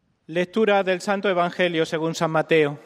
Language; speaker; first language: Spanish; native; Spanish